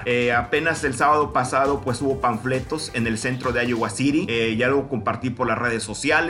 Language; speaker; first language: Spanish; native; Spanish